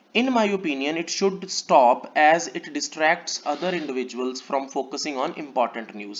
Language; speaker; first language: English; non-native, local second language; Punjabi